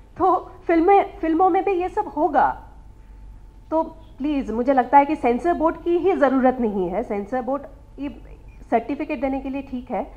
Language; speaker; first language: Hindi; native; Hindi